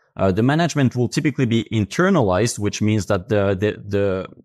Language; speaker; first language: English; non-native, fluent; Finnish